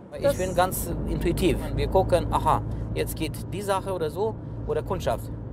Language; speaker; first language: German; non-native, learner; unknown